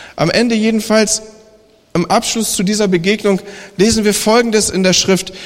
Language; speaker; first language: German; native; German